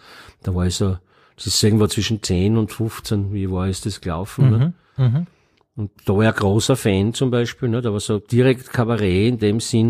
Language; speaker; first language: German; native; German